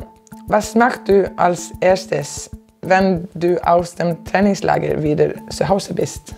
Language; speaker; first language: German; non-native, learner; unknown